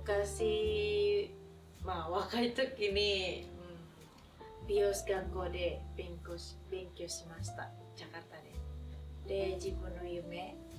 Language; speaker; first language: Japanese; non-native, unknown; Indonesian